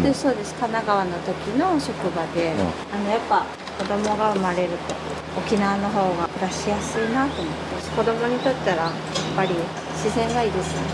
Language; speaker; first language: Japanese; native; Japanese